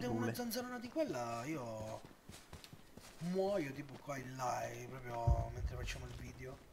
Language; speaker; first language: Italian; native; Italian